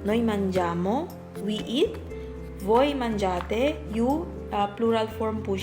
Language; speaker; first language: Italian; non-native, learner; Filipino